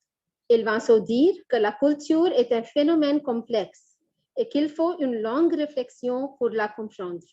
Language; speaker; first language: French; non-native, fluent; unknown